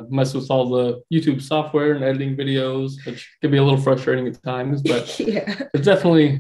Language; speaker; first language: English; native; English